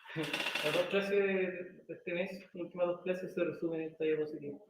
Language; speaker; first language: Spanish; native; Spanish